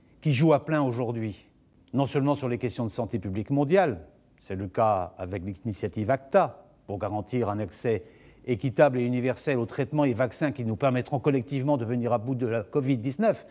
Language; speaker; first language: French; native; French